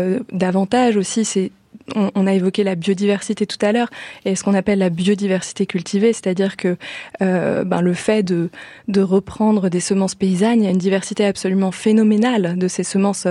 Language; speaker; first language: French; native; French